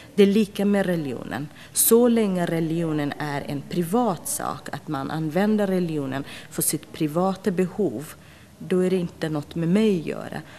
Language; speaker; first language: Swedish; non-native, fluent; Central Kurdish